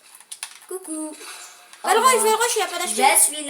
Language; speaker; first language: French; native; French